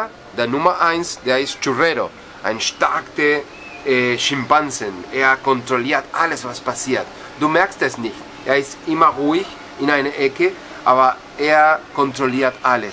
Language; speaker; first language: German; non-native, learner; Spanish